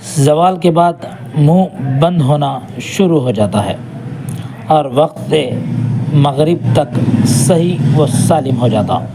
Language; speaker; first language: Urdu; native; Urdu